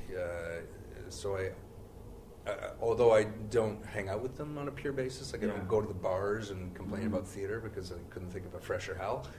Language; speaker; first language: English; native; English